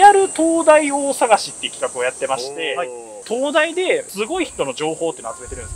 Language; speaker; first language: Japanese; native; Japanese